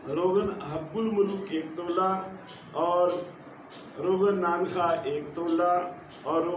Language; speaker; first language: Urdu; non-native, local second language; Punjabi